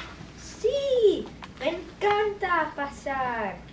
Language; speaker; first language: Spanish; non-native, learner; English